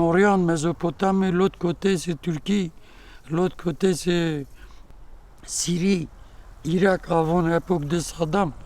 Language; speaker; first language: French; non-native, learner; Kurdish